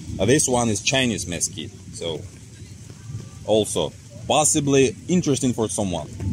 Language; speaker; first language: English; non-native, fluent; Russian